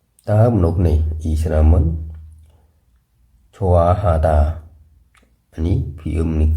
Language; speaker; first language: Korean; non-native, fluent; Khmer